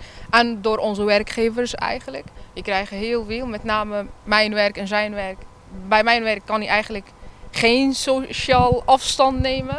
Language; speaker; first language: Dutch; non-native, fluent; Arabic